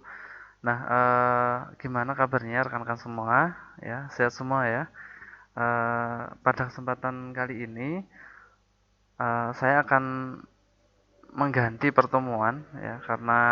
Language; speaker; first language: Indonesian; native; Indonesian